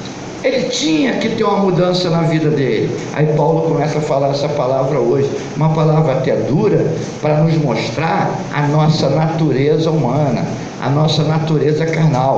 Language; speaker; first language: Portuguese; native; Portuguese